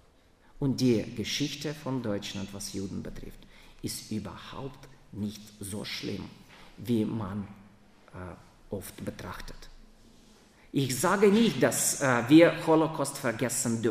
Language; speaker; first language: German; non-native, fluent; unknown